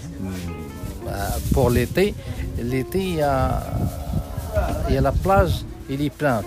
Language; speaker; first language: French; non-native, learner; Arabic